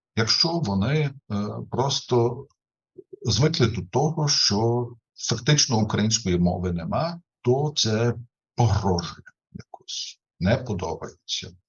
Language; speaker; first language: Ukrainian; non-native, fluent; German